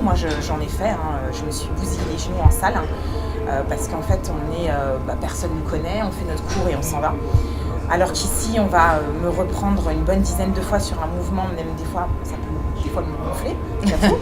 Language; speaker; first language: French; native; French